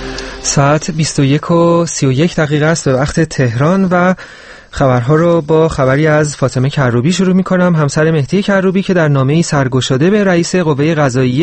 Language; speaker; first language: Persian; native; Persian